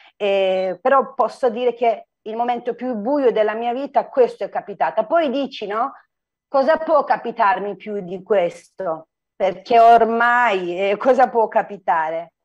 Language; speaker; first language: Italian; non-native, fluent; Turkish